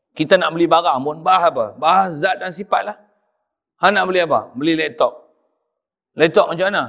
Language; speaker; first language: Malay; native; Malay